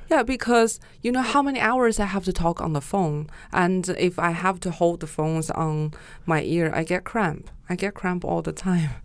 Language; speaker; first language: English; non-native, fluent; Chinese